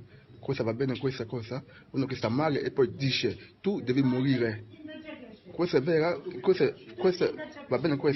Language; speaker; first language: Italian; non-native, learner; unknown